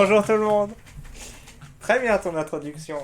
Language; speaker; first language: French; native; French